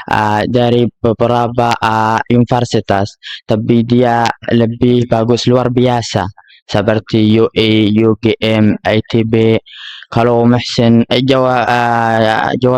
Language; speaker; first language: Indonesian; non-native, learner; Arabic